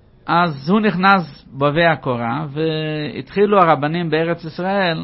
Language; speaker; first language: Hebrew; non-native, fluent; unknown